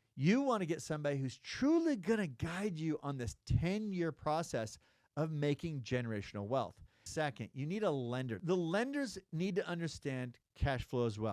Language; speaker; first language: English; native; English